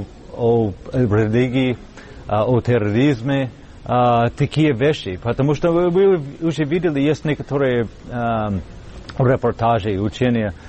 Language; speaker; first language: Russian; non-native, fluent; English